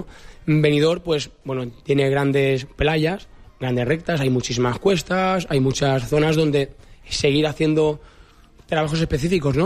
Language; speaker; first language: Spanish; native; Spanish